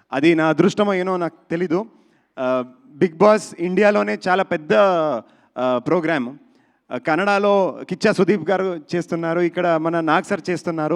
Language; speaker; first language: Telugu; non-native, learner; Kannada